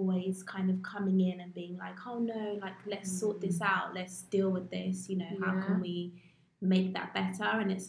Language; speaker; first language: English; native; English